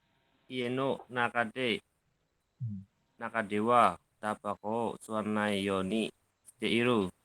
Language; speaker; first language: Japanese; non-native, learner; Indonesian